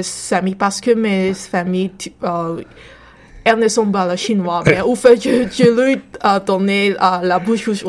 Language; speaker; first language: French; non-native, learner; Chinese